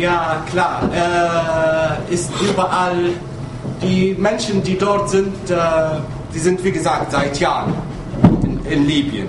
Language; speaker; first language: German; non-native, fluent; Arabic